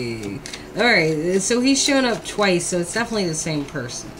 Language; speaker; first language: English; native; English